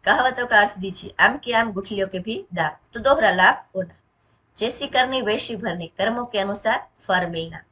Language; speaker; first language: Hindi; non-native, local second language; Gujarati